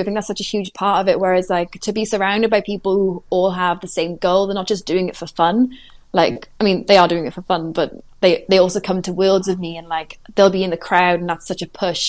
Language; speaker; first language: English; native; English